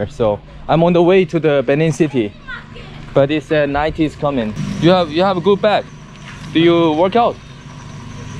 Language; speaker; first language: English; non-native, learner; Korean